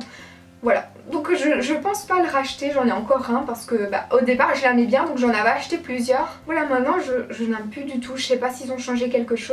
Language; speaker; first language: French; native; French